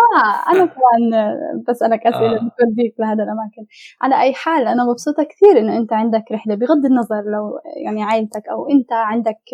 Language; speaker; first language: Arabic; native; Arabic